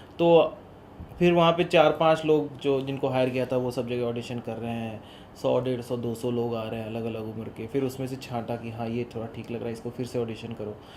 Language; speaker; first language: Hindi; non-native, local second language; Bhojpuri